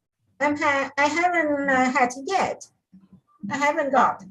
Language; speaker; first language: English; non-native, learner; Vietnamese